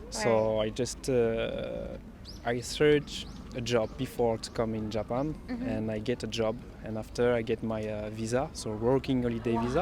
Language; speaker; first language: English; non-native, learner; French